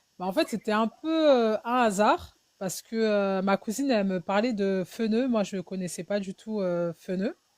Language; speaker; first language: French; early bilingual, other home language; Wolof